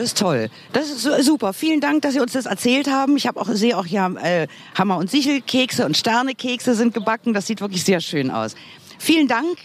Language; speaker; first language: German; native; German